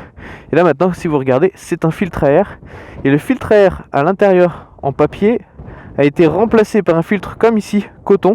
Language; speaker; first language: French; native; French